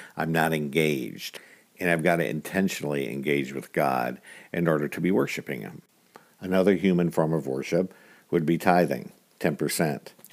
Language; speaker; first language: English; native; English